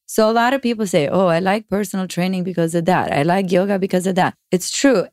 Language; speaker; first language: English; non-native, fluent; Romanian